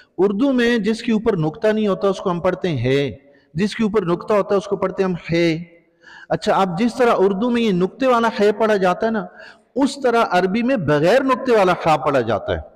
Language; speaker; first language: Urdu; non-native, local second language; Punjabi